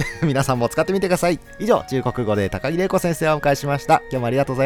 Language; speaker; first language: Japanese; native; Japanese